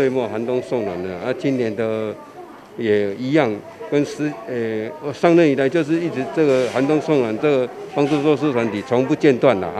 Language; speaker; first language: Chinese; native; Chinese